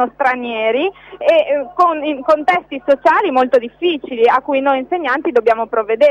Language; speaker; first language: Italian; native; Italian